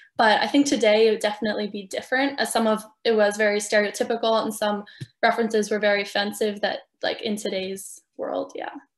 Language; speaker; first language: English; native; English